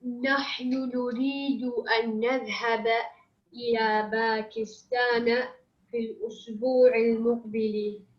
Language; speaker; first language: Arabic; non-native, learner; English